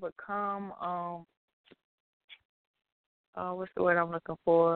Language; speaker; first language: English; native; English